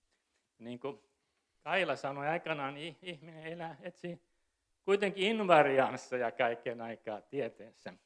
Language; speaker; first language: Finnish; native; Finnish